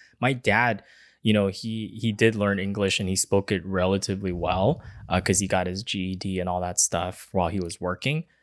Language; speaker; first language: English; early bilingual, other home language; Chinese